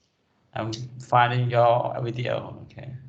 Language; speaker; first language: English; non-native, fluent; Khmer